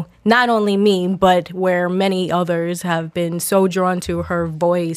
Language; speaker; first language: English; native; English